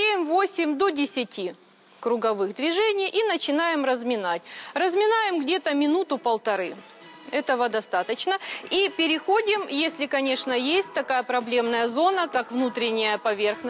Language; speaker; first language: Russian; native; Russian